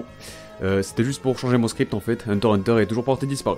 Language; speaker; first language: French; native; French